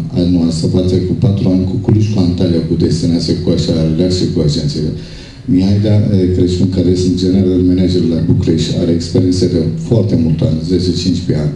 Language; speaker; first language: Romanian; non-native, learner; Turkish